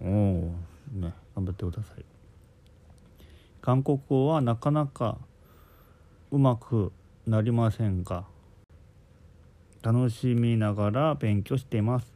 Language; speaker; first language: Japanese; non-native, local second language; Korean